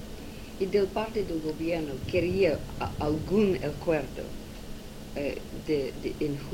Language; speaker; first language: Spanish; non-native, learner; English